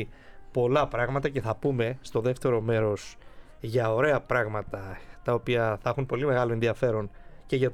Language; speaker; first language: Greek; native; Greek